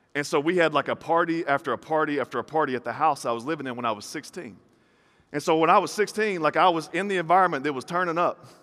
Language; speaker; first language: English; native; English